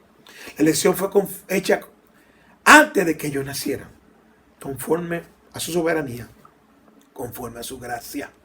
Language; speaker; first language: Spanish; native; Spanish